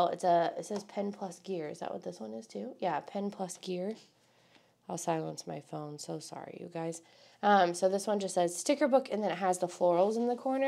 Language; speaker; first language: English; native; English